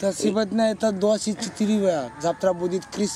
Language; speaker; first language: Russian; non-native, learner; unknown